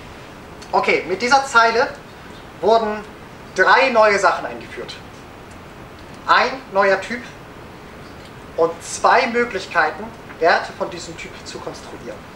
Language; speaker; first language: German; native; German